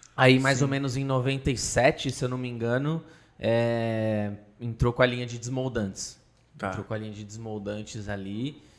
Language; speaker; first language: Portuguese; native; Portuguese